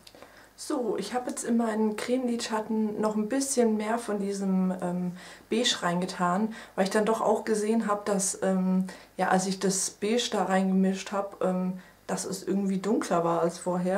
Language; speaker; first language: German; native; German